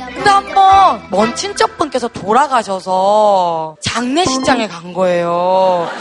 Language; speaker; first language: Korean; native; Korean